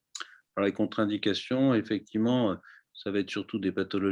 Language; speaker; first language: French; native; French